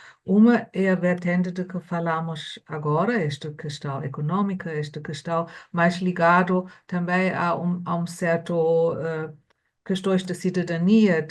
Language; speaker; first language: Portuguese; non-native, fluent; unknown